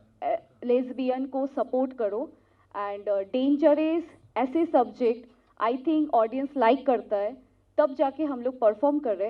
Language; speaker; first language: Hindi; non-native, local second language; Telugu